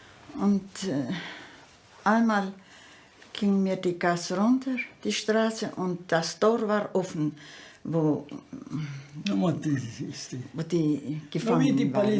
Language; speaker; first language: German; early bilingual, heritage; German